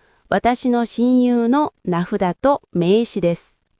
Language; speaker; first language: Japanese; non-native, fluent; Korean